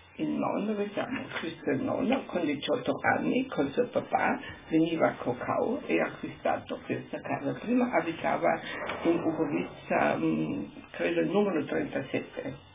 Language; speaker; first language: Italian; non-native, local second language; German